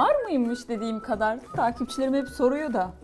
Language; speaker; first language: Turkish; native; Turkish